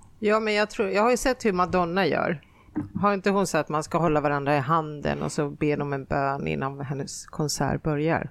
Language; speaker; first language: Swedish; native; Swedish